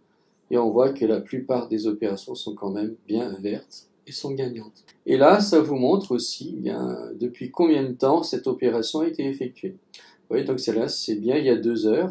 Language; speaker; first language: French; native; French